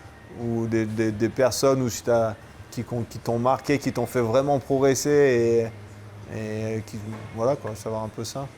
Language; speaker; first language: French; native; French